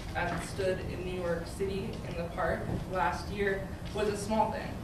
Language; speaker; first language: English; native; English